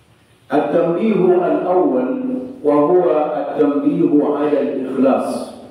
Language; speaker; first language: Arabic; non-native, fluent; Swahili